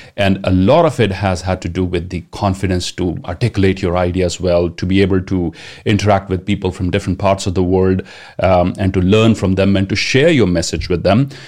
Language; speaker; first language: English; non-native, local second language; Punjabi